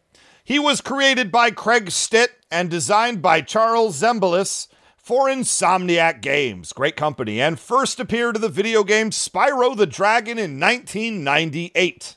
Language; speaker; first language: English; native; English